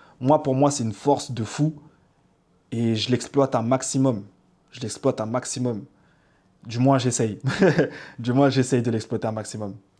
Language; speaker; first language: French; native; French